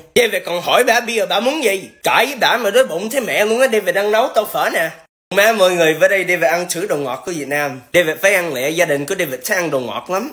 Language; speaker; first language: Vietnamese; early bilingual, heritage; Vietnamese